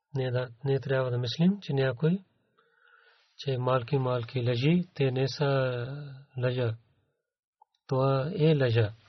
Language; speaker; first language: Bulgarian; non-native, learner; Urdu